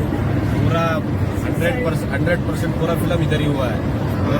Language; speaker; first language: Hindi; non-native, local second language; Kannada